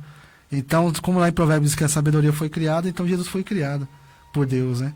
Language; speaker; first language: Portuguese; native; Portuguese